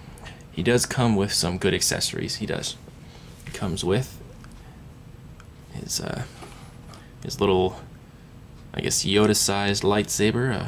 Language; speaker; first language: English; native; English